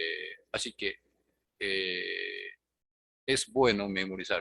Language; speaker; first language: Spanish; non-native, fluent; Japanese